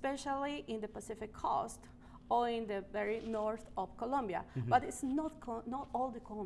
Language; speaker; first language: English; non-native, learner; Spanish